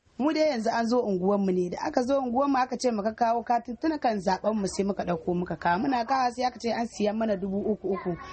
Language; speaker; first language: Hausa; native; Hausa